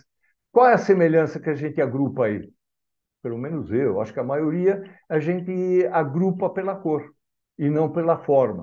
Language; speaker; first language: Portuguese; native; Portuguese